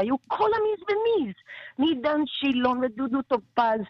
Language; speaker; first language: Hebrew; non-native, fluent; English